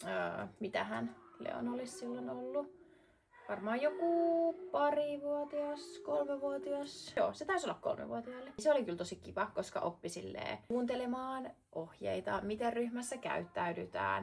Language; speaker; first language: Finnish; native; Finnish